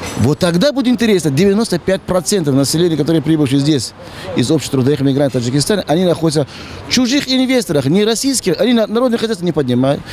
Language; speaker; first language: Russian; non-native, local second language; Tajik